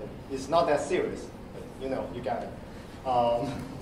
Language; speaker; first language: English; non-native, fluent; Chinese